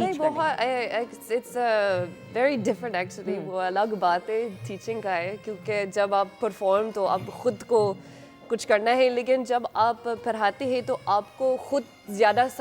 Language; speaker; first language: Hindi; non-native, learner; English